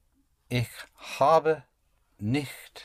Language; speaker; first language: German; non-native, learner; English